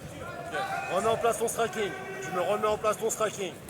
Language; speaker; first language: French; native; French